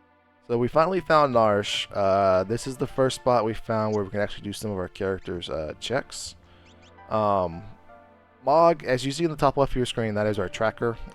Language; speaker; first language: English; native; English